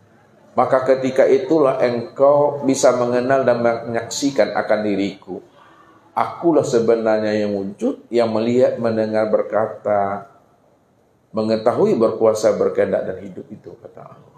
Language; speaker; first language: Indonesian; native; Indonesian